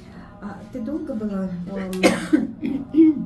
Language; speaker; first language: Russian; native; Russian